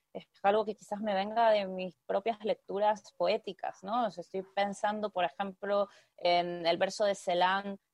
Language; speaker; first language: Spanish; native; Spanish